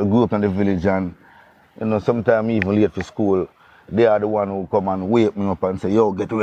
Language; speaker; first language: English; non-native, local second language; Jamaican Creole English